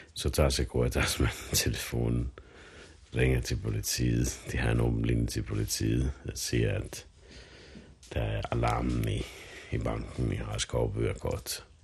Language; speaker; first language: Danish; non-native, fluent; Finnish